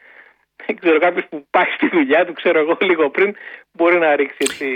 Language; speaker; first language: Greek; native; Greek